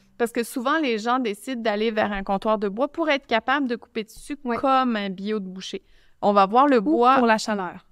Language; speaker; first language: French; native; French